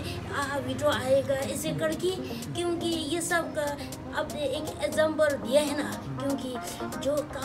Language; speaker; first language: Hindi; non-native, local second language; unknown